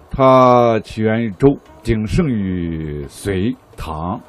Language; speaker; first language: Chinese; native; Chinese